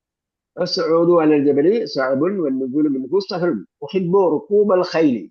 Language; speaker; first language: Arabic; non-native, fluent; Malayalam